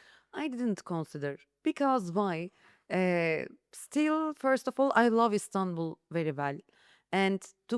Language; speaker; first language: English; non-native, learner; Turkish